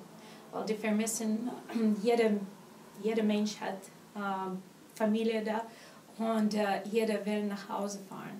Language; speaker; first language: German; non-native, learner; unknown